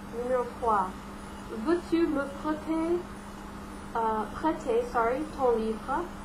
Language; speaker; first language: French; non-native, fluent; English